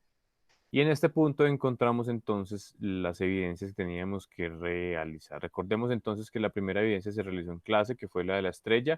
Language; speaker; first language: Spanish; native; Spanish